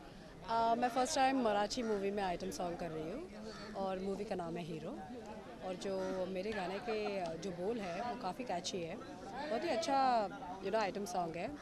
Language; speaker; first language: Hindi; non-native, local second language; Marathi